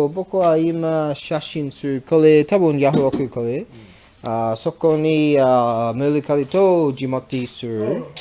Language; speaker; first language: Japanese; non-native, learner; English